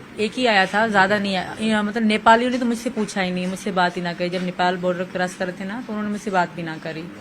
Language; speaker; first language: Urdu; non-native, local second language; Sindhi